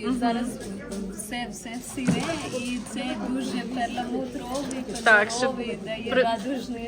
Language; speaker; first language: Ukrainian; non-native, learner; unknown